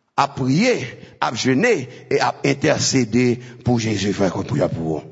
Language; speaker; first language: French; non-native, local second language; Haitian Creole